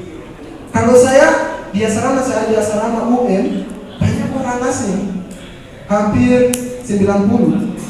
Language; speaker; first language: Indonesian; non-native, fluent; Ganda